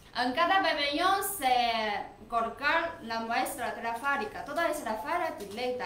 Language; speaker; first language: Spanish; non-native, learner; Chinese